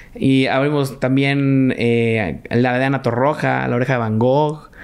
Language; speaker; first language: Spanish; native; Spanish